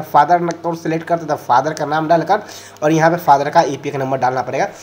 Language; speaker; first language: Hindi; native; Hindi